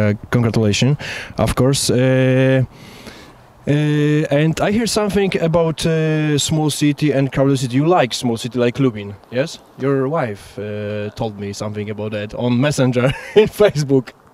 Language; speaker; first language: English; non-native, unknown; Polish